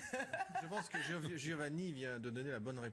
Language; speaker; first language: French; native; French